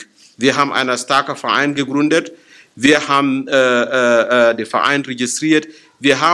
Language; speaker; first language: German; non-native, fluent; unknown